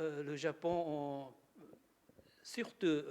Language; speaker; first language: French; non-native, learner; Japanese